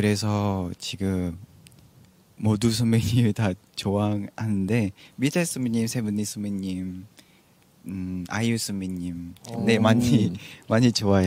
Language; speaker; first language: Korean; non-native, fluent; Vietnamese